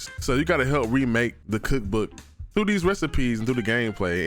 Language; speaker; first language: English; native; English